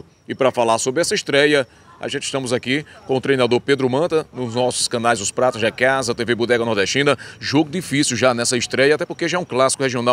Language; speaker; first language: Portuguese; native; Portuguese